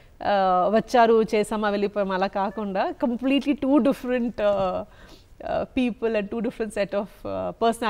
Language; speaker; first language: Telugu; non-native, local second language; Malayalam